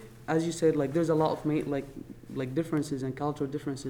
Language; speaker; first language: English; non-native, fluent; Arabic